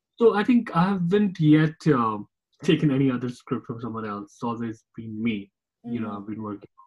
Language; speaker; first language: English; non-native, local second language; Kashmiri